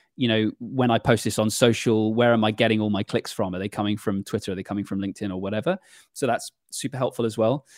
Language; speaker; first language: English; native; English